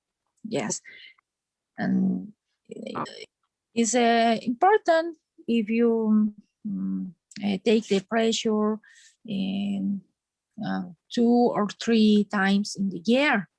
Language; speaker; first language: English; non-native, learner; Spanish